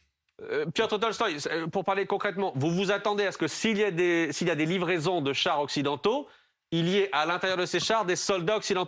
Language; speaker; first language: French; native; French